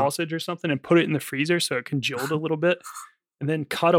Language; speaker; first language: English; native; English